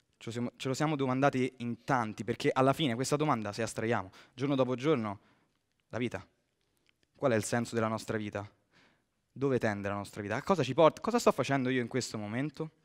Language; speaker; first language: Italian; native; Italian